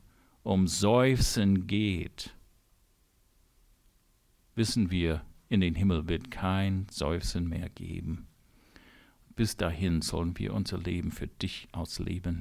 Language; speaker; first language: German; non-native, fluent; English